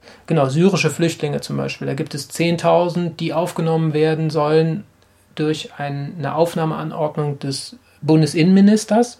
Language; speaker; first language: German; native; German